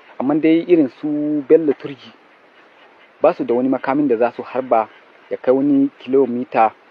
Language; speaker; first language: Hausa; non-native, local second language; Fula